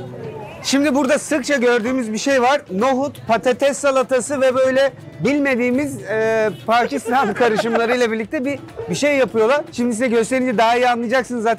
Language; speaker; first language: Turkish; native; Turkish